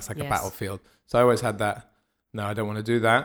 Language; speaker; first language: English; native; English